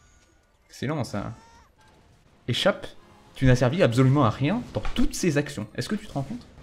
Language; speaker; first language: French; native; French